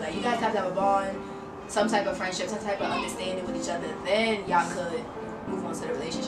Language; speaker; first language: English; native; English